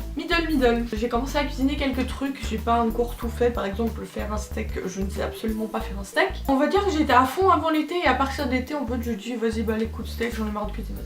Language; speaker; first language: French; native; French